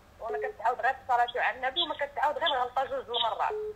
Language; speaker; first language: Arabic; native; Arabic